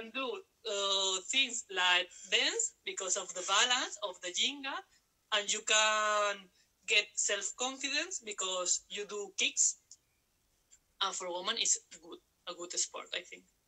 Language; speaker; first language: English; non-native, learner; Spanish